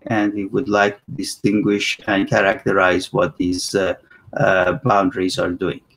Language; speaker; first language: English; non-native, fluent; Persian